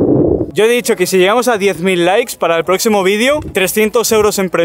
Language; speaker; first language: Spanish; native; Spanish